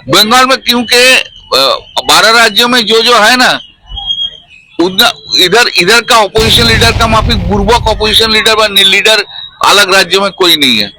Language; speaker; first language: Hindi; non-native, local second language; Bangla